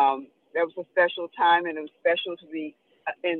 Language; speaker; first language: English; native; English